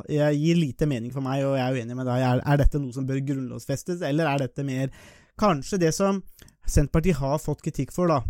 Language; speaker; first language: Norwegian; native; Norwegian